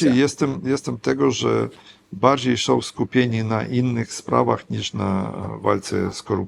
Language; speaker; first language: Polish; non-native, fluent; Ukrainian